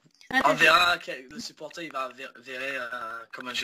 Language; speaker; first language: French; early bilingual, heritage; English